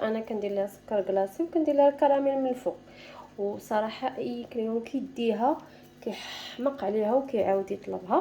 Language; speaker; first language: Arabic; native; Arabic